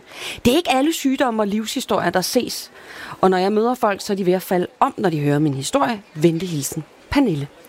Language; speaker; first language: Danish; native; Danish